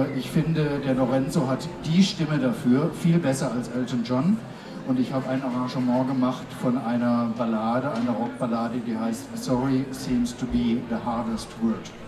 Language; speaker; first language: German; native; German